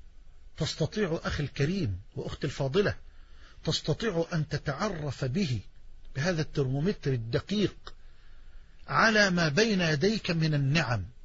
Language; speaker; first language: Arabic; native; Arabic